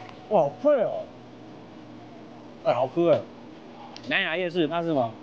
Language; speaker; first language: Chinese; native; Chinese